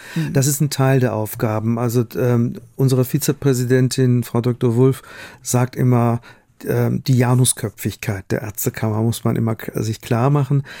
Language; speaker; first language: German; non-native, fluent; Persian